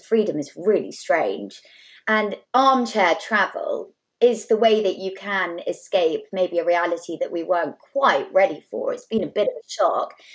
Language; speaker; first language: English; native; English